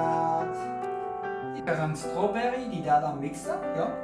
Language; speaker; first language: Indonesian; non-native, learner; German